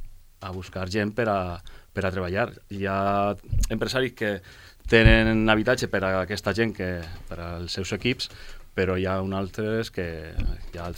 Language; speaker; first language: Catalan; non-native, local second language; Spanish